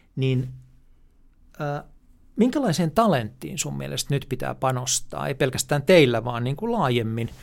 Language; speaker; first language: Finnish; native; Finnish